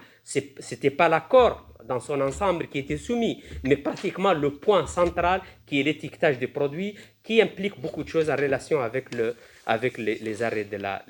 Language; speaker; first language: French; non-native, fluent; Spanish